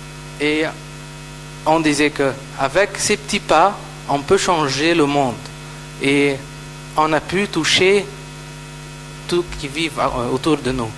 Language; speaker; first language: French; non-native, fluent; Arabic